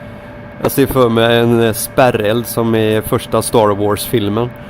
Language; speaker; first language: Swedish; native; Swedish